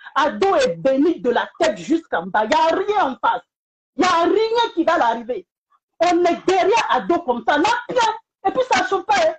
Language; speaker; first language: French; non-native, local second language; Bambara